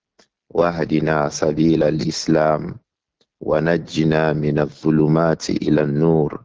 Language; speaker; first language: Arabic; non-native, fluent; Yoruba